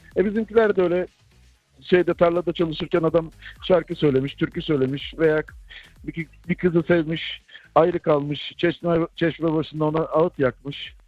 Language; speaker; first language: Turkish; native; Turkish